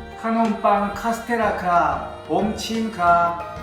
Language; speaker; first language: Thai; non-native, learner; Korean